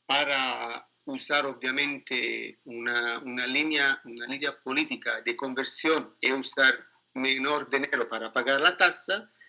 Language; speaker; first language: Spanish; non-native, learner; Italian